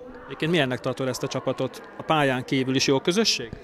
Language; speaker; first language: Hungarian; native; Hungarian